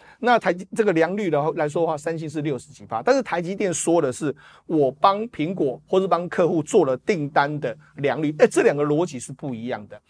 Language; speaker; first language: Chinese; native; Chinese